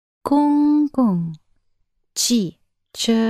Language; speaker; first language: Chinese; non-native, learner; English